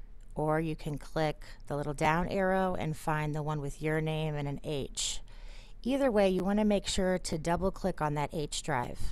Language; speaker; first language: English; native; English